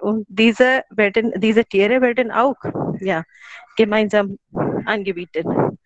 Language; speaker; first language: German; non-native, learner; Hindi